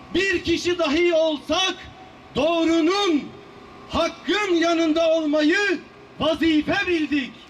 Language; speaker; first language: Turkish; native; Turkish